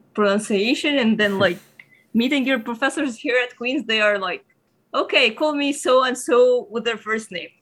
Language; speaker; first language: English; non-native, fluent; Arabic